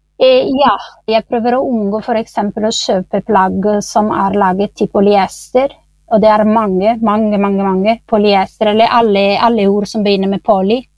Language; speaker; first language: Norwegian; non-native, fluent; Italian